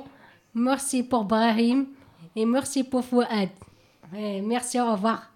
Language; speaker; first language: French; non-native, learner; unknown